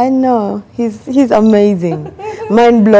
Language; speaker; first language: English; non-native, local second language; Ganda